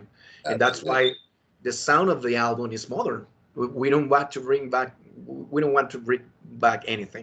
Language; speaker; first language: English; non-native, fluent; Spanish